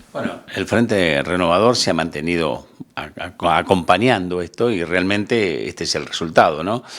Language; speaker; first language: Spanish; native; Spanish